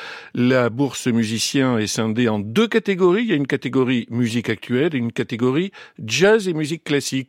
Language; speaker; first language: French; native; French